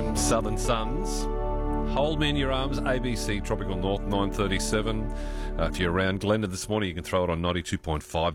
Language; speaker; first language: English; native; English